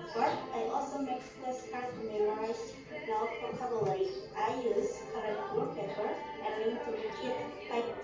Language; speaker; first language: English; non-native, learner; Indonesian